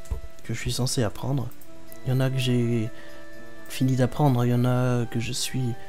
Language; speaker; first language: French; native; French